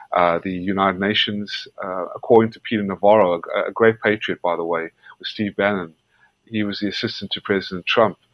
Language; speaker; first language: English; native; English